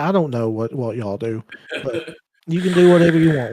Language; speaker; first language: English; native; English